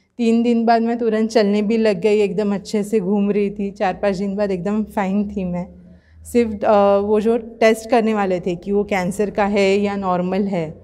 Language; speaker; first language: Hindi; non-native, local second language; Marathi